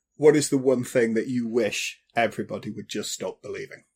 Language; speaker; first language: English; native; English